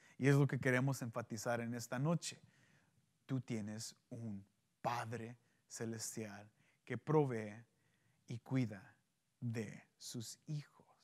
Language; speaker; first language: Spanish; early bilingual, heritage; Spanish